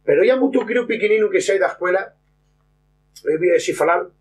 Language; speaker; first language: Spanish; non-native, local second language; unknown